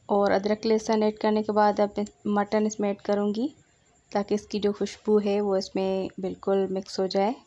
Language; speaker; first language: Urdu; non-native, local second language; Sindhi